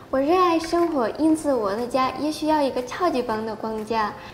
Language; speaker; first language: Chinese; non-native, fluent; Spanish